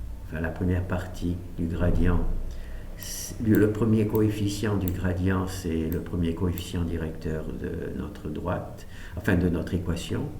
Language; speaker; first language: French; native; French